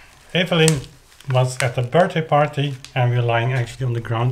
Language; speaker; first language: English; non-native, fluent; Dutch